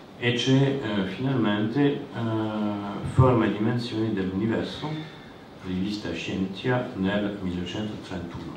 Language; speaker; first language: Italian; non-native, fluent; French